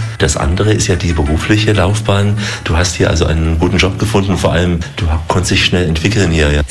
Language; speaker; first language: German; native; German